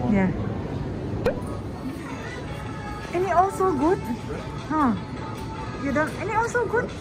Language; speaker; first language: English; non-native, learner; Indonesian